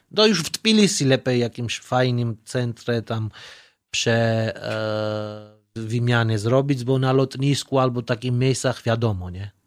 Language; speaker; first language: Polish; non-native, learner; Georgian